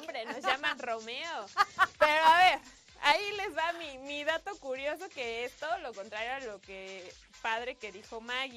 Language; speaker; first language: Spanish; native; Spanish